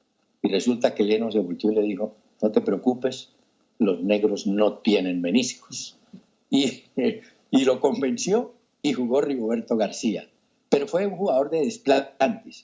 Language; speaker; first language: Spanish; native; Spanish